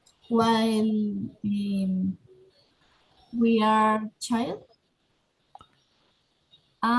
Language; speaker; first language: English; non-native, learner; Spanish